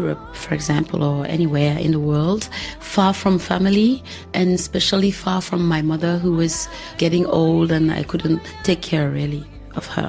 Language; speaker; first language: English; non-native, fluent; Wolof